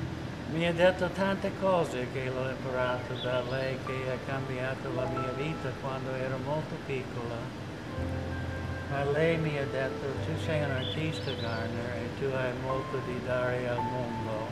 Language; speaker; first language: Italian; non-native, learner; English